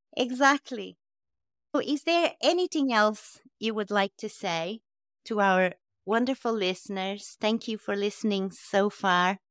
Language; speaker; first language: English; non-native, fluent; Portuguese